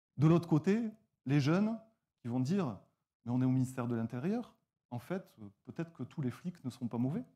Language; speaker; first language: French; native; French